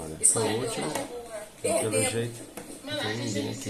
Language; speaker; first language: Portuguese; native; Portuguese